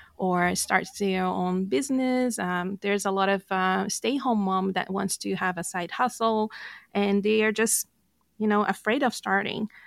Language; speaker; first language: English; non-native, fluent; Portuguese